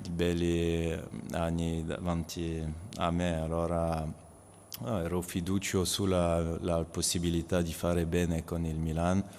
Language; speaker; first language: Italian; non-native, learner; French